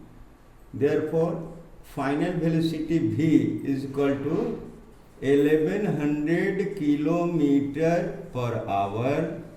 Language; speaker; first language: English; non-native, local second language; Hindi